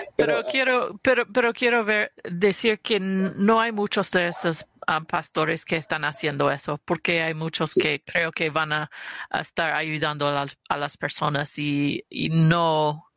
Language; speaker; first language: Spanish; early bilingual, heritage; Spanish